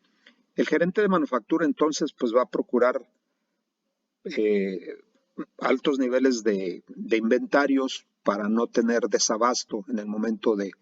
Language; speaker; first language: Spanish; native; Spanish